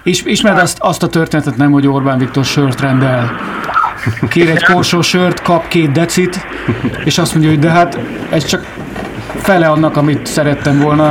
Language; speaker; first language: Hungarian; native; Hungarian